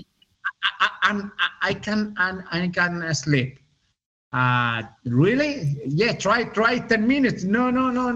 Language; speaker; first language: English; non-native, learner; Spanish